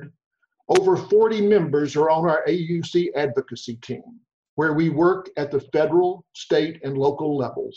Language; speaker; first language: English; native; English